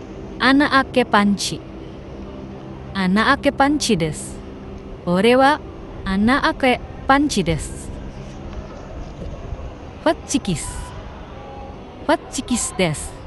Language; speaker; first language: Japanese; non-native, fluent; Indonesian